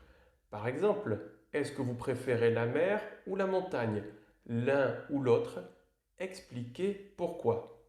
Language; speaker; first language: French; native; French